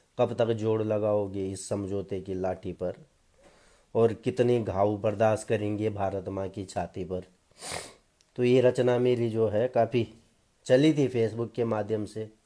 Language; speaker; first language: Hindi; native; Hindi